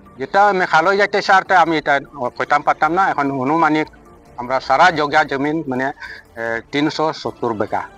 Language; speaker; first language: Bangla; non-native, local second language; Khasi